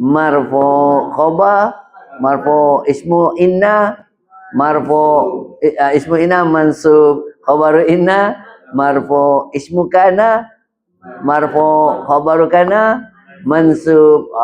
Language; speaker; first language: Arabic; non-native, fluent; Malay